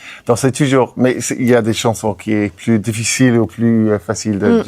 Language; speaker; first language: French; non-native, fluent; English